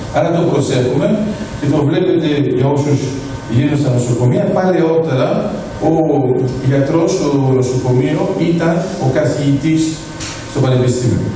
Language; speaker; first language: Greek; early bilingual, heritage; Greek